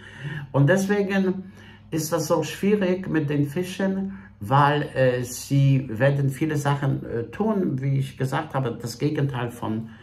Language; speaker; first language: German; non-native, fluent; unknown